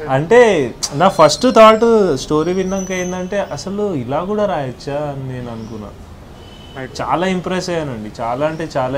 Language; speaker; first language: Telugu; native; Telugu